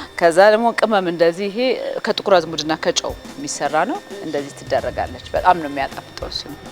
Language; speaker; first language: Amharic; non-native, local second language; Tigrinya